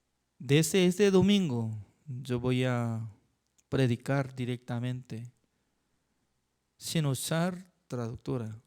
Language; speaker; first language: Spanish; non-native, learner; Korean